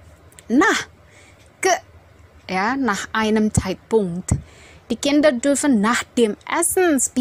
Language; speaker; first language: German; non-native, fluent; Indonesian